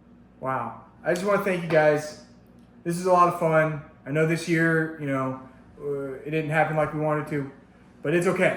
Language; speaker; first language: English; native; English